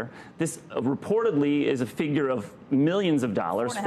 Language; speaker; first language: English; native; English